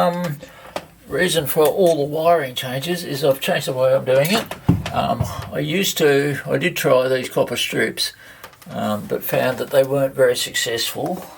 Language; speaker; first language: English; native; English